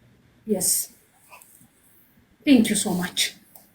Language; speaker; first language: English; non-native, learner; Amharic